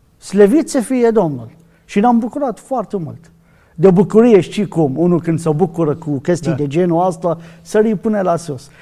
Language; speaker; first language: Romanian; non-native, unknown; Arabic